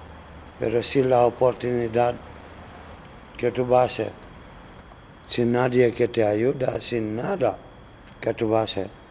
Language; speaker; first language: Spanish; non-native, learner; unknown